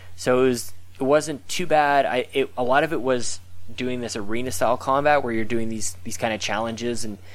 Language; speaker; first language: English; native; English